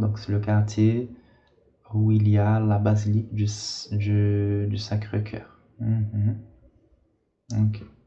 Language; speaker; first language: French; non-native, fluent; Portuguese